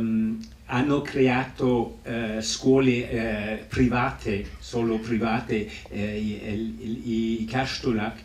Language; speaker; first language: Italian; non-native, fluent; English